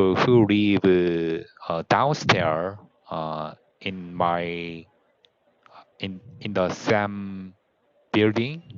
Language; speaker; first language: English; non-native, learner; Korean